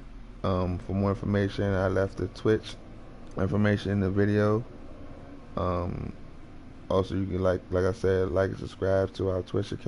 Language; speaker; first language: English; native; English